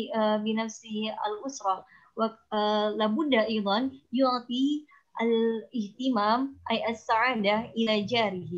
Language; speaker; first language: Arabic; non-native, learner; Indonesian